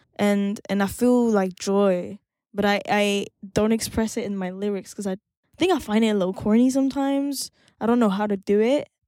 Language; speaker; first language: English; non-native, fluent; French